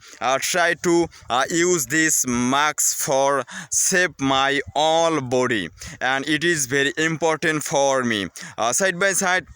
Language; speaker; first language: English; non-native, learner; Bangla